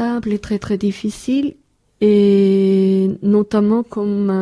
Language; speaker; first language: French; non-native, fluent; German